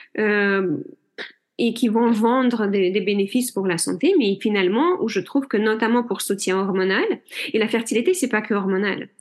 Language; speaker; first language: French; non-native, fluent; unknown